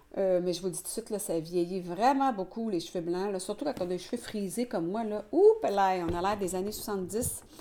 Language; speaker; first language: French; native; French